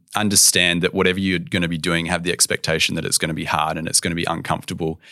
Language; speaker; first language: English; native; English